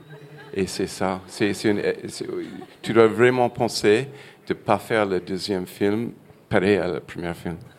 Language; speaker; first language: French; non-native, fluent; English